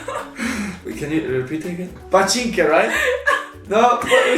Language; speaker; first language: English; non-native, fluent; Italian